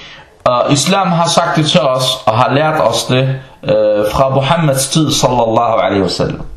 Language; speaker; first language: Danish; non-native, fluent; Arabic